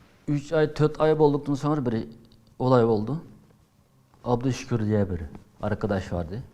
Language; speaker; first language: Turkish; non-native, learner; Uyghur